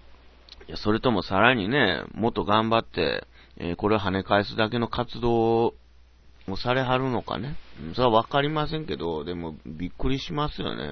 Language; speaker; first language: Japanese; native; Japanese